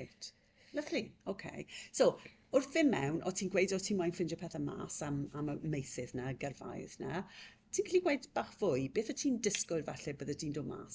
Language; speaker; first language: Welsh; native; Welsh